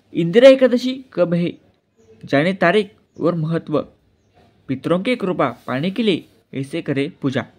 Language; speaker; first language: Hindi; non-native, local second language; Marathi